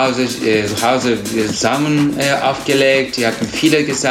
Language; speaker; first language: German; non-native, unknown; Turkish